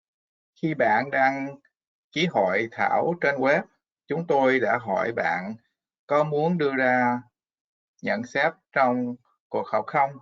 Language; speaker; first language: Vietnamese; non-native, fluent; English